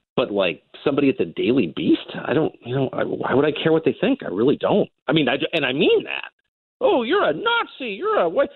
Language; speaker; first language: English; native; English